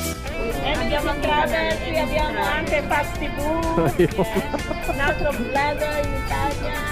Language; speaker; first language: Italian; non-native, fluent; Filipino